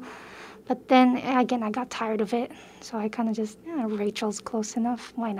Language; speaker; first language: English; early bilingual, other home language; Filipino